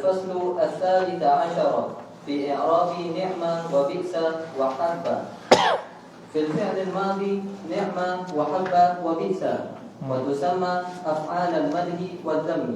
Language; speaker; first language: Arabic; non-native, learner; Malay